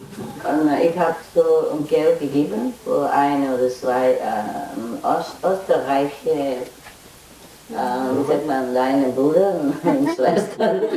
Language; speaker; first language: German; non-native, learner; Vietnamese